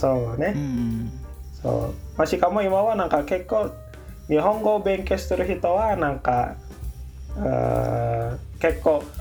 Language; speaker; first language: Japanese; non-native, learner; Indonesian